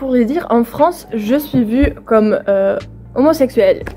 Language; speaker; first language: French; non-native, fluent; Swedish